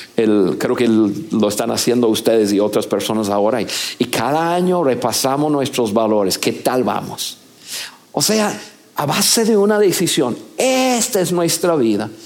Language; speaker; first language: Spanish; non-native, fluent; English